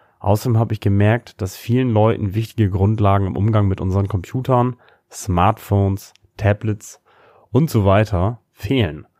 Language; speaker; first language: German; native; German